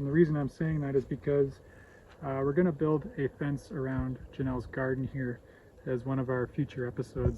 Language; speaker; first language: English; native; English